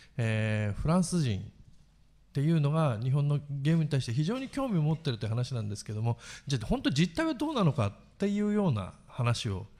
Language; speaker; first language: Japanese; native; Japanese